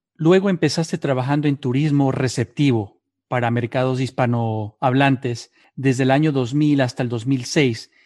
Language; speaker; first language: Spanish; native; Spanish